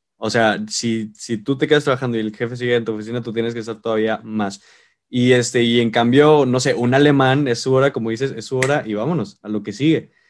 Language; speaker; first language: Spanish; native; Spanish